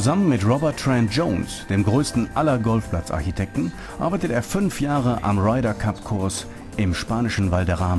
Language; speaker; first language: German; native; German